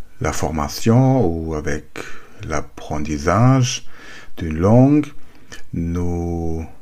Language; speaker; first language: French; non-native, learner; German